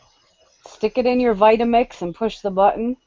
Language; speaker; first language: English; native; English